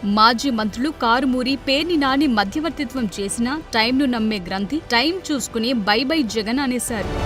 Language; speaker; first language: Telugu; native; Telugu